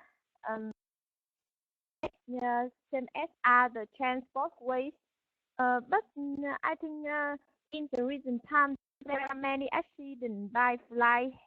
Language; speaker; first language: English; non-native, learner; Vietnamese